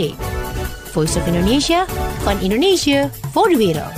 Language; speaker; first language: Dutch; non-native, fluent; Indonesian